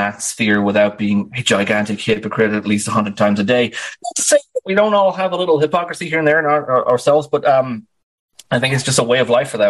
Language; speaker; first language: English; native; English